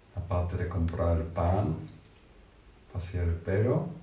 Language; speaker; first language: Spanish; non-native, fluent; English